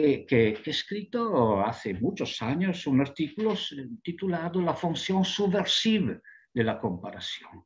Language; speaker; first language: Spanish; non-native, fluent; Italian